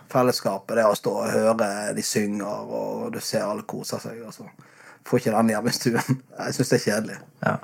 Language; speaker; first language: Norwegian; native; Norwegian